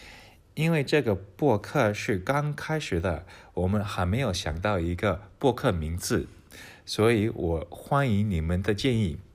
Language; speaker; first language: Chinese; early bilingual, heritage; English